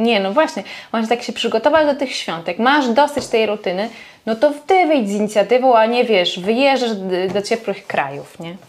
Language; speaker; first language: Polish; native; Polish